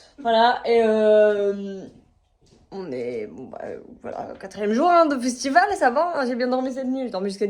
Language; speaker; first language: French; native; French